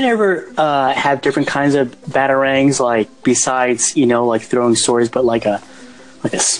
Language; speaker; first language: English; native; English